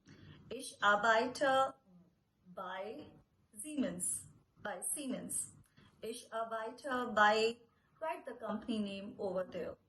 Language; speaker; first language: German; non-native, fluent; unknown